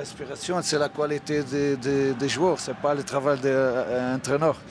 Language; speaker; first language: French; non-native, learner; Portuguese